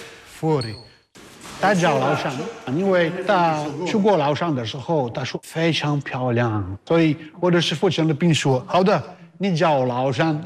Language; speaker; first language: Chinese; non-native, learner; Italian